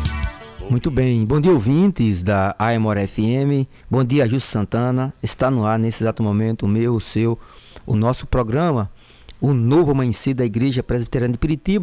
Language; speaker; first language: Portuguese; native; Portuguese